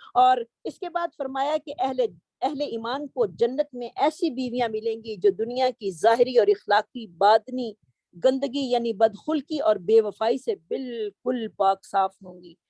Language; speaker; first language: Urdu; native; Urdu